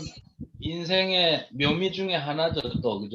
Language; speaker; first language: Korean; native; Korean